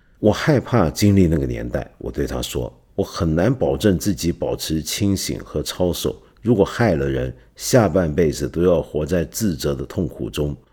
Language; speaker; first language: Chinese; non-native, local second language; Cantonese